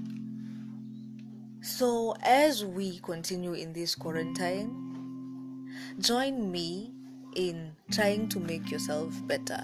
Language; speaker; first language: English; non-native, local second language; Kikuyu